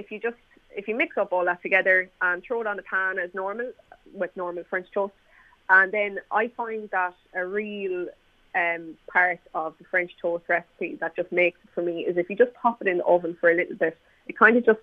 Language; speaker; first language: English; native; English